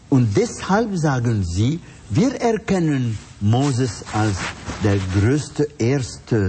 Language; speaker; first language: German; non-native, fluent; Arabic